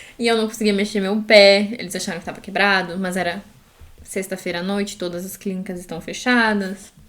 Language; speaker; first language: Portuguese; native; Portuguese